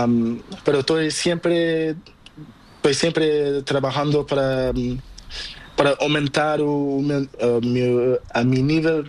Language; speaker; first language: Spanish; non-native, learner; Portuguese